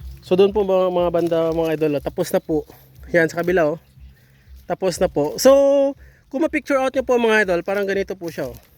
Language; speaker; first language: Filipino; non-native, local second language; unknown